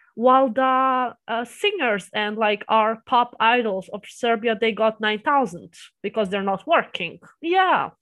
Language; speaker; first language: English; early bilingual, other home language; Serbian